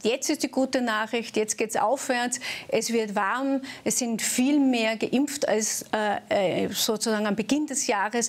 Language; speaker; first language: German; native; German